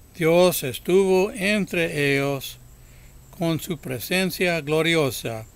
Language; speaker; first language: Spanish; early bilingual, heritage; Spanish